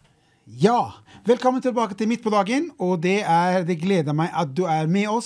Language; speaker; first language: Norwegian; non-native, fluent; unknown